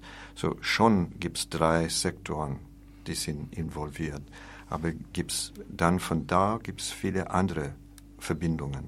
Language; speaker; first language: German; non-native, learner; English